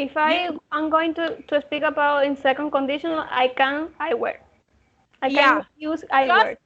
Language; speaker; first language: English; non-native, learner; Spanish